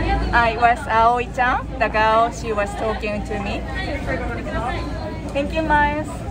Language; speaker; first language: English; non-native, fluent; Japanese